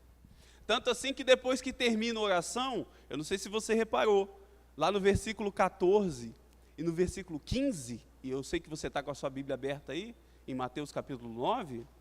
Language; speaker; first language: Portuguese; native; Portuguese